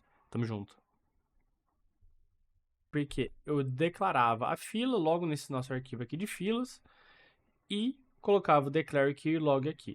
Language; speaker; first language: Portuguese; native; Portuguese